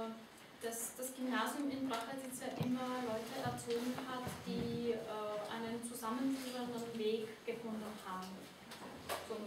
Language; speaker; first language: German; non-native, fluent; Czech